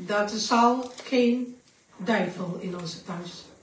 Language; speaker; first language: Dutch; non-native, learner; Indonesian